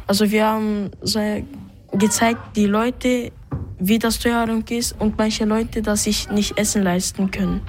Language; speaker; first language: German; early bilingual, other home language; Turkish